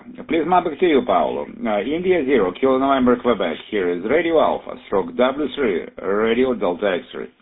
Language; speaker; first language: English; non-native, fluent; Russian